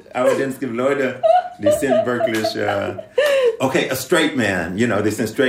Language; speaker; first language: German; non-native, learner; English